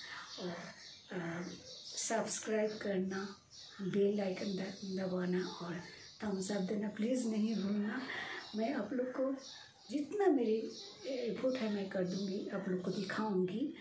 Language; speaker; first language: Hindi; non-native, local second language; Bangla